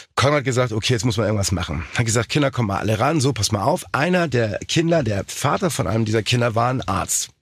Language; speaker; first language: German; native; German